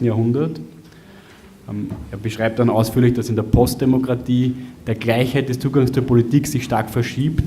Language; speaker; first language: German; native; German